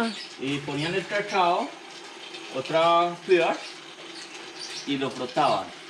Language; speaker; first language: Spanish; native; Spanish